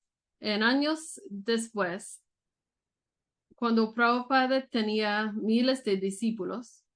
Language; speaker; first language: Spanish; non-native, learner; English